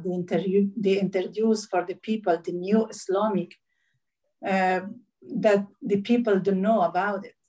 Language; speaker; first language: English; non-native, learner; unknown